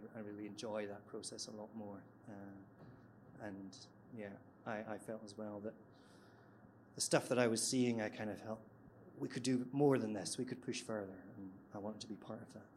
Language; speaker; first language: English; native; English